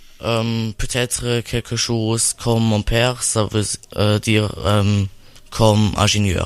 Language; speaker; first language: French; non-native, learner; German